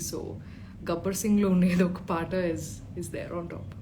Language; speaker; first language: Telugu; non-native, local second language; Malayalam